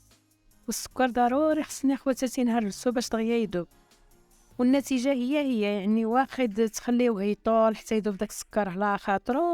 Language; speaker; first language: Arabic; native; Arabic